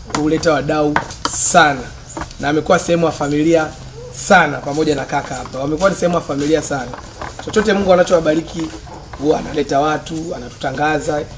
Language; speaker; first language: Swahili; native; Swahili